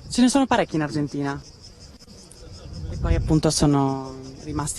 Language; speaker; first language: Italian; native; Italian